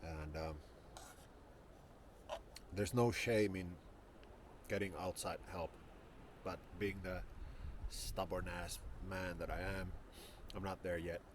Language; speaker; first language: English; non-native, fluent; Finnish